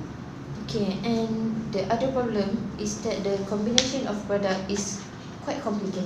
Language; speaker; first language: English; non-native, local second language; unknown